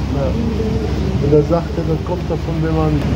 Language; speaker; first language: German; native; German